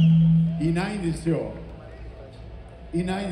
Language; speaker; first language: Japanese; non-native, fluent; Portuguese